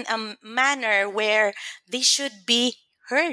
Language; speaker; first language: English; non-native, local second language; Cebuano